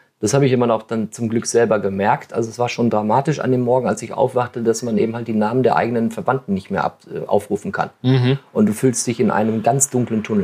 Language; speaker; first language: German; native; German